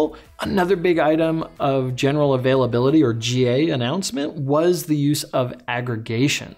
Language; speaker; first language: English; native; English